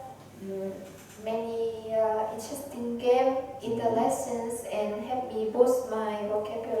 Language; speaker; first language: English; non-native, learner; Vietnamese